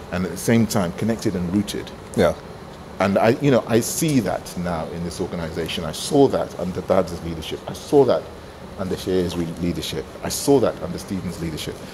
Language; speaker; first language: English; non-native, local second language; Igbo